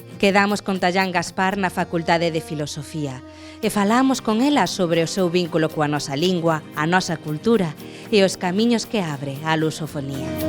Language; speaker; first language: Galician; native; Galician